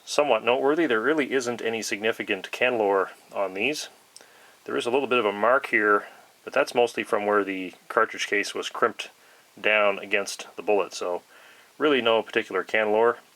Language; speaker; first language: English; native; English